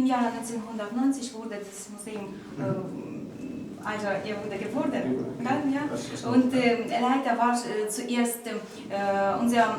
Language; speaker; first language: German; non-native, learner; Ukrainian